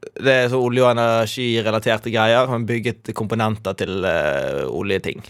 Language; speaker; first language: Norwegian; native; Norwegian